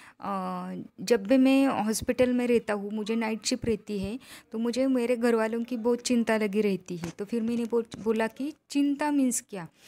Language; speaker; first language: Hindi; non-native, local second language; Marathi